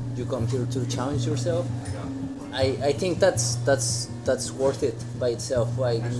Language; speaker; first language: English; non-native, fluent; Spanish